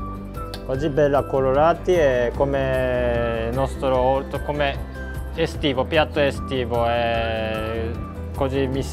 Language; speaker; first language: Italian; non-native, learner; Japanese